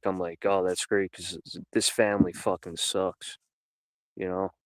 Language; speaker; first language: English; native; English